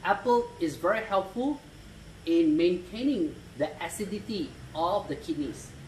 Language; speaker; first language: English; non-native, local second language; Malay